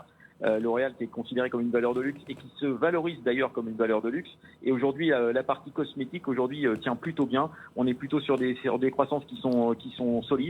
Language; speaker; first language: French; native; French